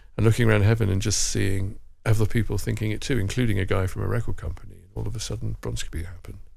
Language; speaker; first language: English; native; English